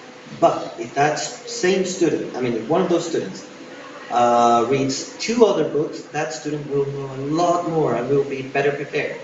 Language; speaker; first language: English; non-native, fluent; Spanish